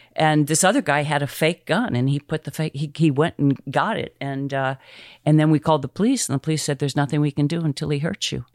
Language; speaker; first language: English; native; English